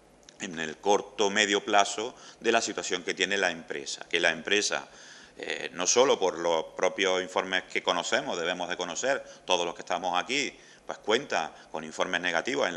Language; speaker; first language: Spanish; native; Spanish